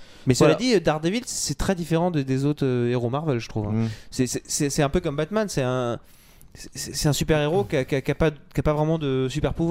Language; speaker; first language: French; native; French